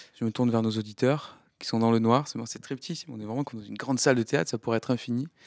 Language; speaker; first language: French; native; French